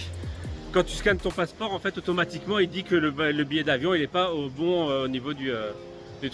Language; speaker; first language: French; native; French